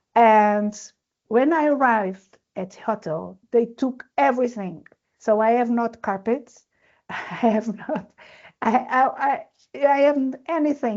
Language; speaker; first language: English; non-native, learner; Portuguese